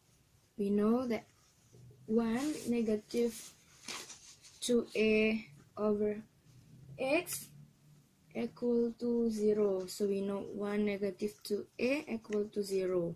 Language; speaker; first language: English; non-native, learner; Indonesian